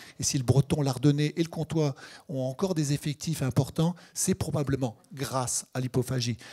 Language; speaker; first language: French; native; French